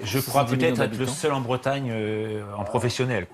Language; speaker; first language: French; native; French